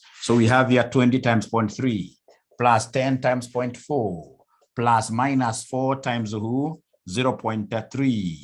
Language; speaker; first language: English; non-native, local second language; Swahili